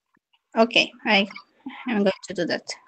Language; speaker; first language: English; non-native, learner; Spanish